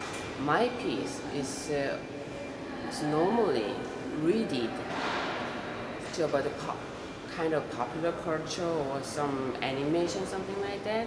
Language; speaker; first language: English; non-native, learner; Korean